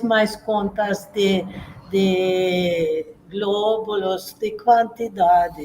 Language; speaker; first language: Portuguese; non-native, fluent; Swedish